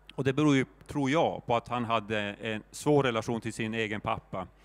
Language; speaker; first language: Swedish; native; Swedish